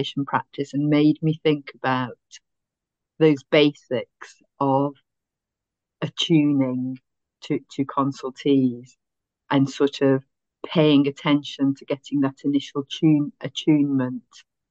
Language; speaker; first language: English; native; English